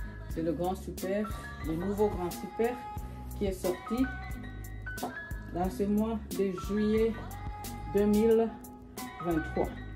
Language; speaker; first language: French; non-native, local second language; Swahili